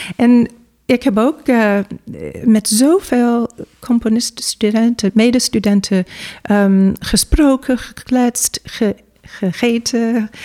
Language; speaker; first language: Dutch; non-native, fluent; English